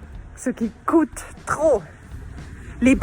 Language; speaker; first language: French; non-native, learner; German